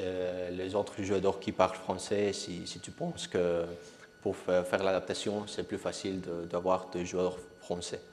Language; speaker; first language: French; non-native, learner; Spanish